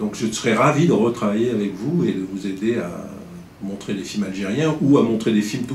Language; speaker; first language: French; native; French